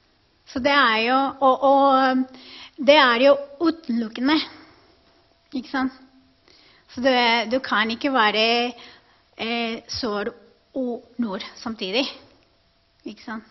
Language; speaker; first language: Norwegian; non-native, fluent; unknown